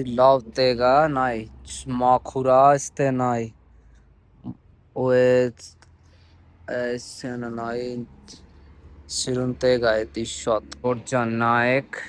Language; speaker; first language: Armenian; non-native, learner; Hindi